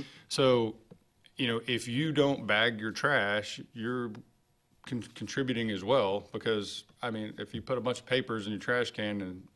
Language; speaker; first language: English; native; English